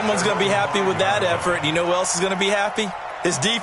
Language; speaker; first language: English; native; English